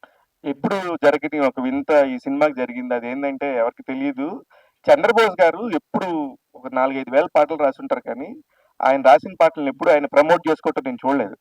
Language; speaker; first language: Telugu; native; Telugu